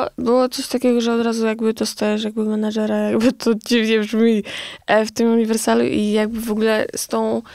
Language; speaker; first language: Polish; early bilingual, other home language; Romany